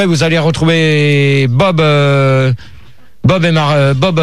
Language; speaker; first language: French; native; French